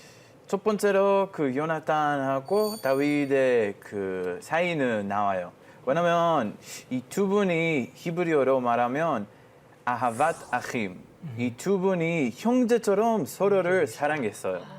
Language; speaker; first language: Korean; non-native, fluent; Hebrew